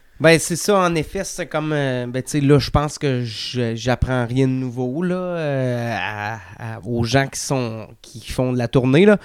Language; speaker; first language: French; native; French